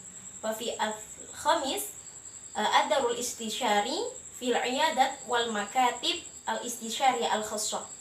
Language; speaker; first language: Arabic; non-native, learner; Indonesian